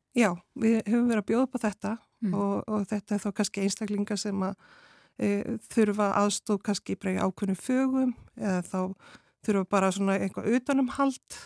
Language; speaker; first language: Icelandic; native; Icelandic